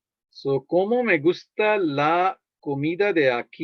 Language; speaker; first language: Spanish; non-native, fluent; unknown